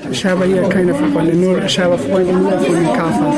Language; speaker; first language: German; non-native, learner; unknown